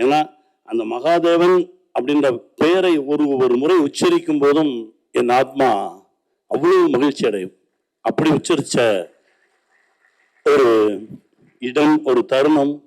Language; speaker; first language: Tamil; native; Tamil